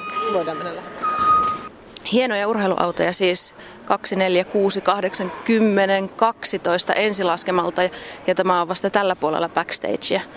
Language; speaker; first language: Finnish; native; Finnish